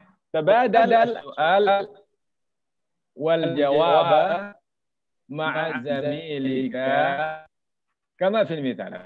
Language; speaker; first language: Arabic; non-native, fluent; Indonesian